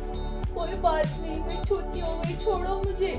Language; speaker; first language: Hindi; native; Hindi